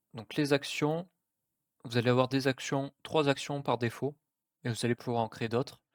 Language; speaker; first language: French; native; French